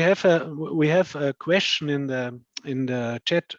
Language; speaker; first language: English; non-native, fluent; German